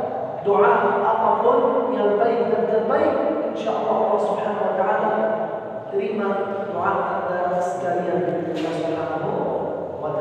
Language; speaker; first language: Indonesian; non-native, learner; Arabic